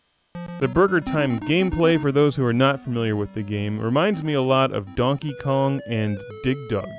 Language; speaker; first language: English; native; English